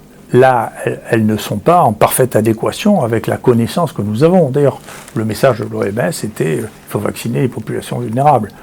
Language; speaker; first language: French; native; French